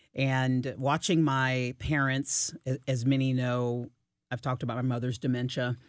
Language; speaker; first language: English; native; English